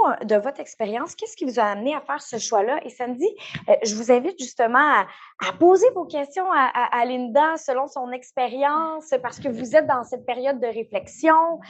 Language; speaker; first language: French; native; French